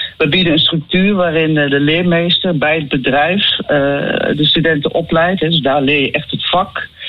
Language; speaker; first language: Dutch; native; Dutch